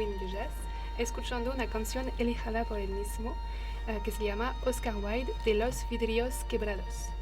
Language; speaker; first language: Spanish; native; Spanish